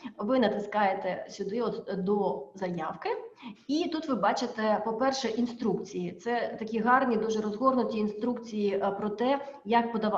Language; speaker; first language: Ukrainian; native; Ukrainian